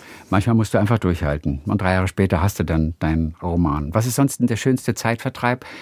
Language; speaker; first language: German; native; German